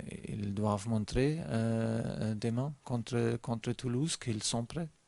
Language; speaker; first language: French; non-native, learner; German